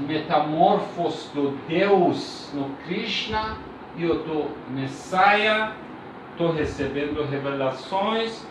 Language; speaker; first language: Portuguese; non-native, learner; Persian